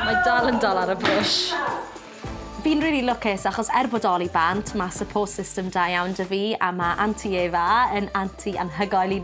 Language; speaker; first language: Welsh; native; Welsh